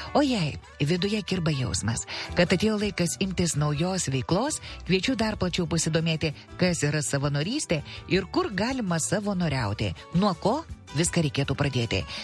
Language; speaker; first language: Lithuanian; native; Lithuanian